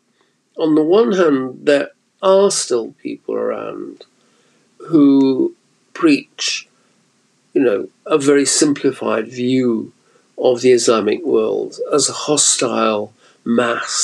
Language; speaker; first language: English; native; English